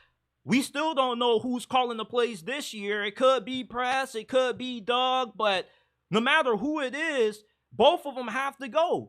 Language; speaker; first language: English; native; English